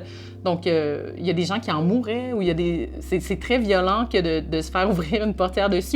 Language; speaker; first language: French; native; French